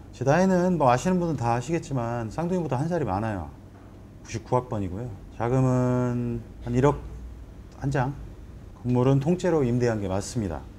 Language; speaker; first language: Korean; native; Korean